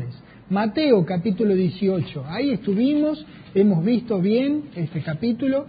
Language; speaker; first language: Spanish; native; Spanish